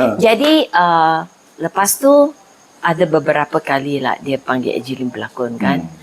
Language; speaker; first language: Malay; non-native, local second language; Chinese